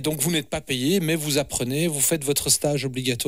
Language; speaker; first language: French; native; French